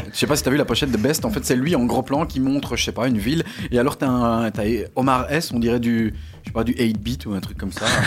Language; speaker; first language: French; native; French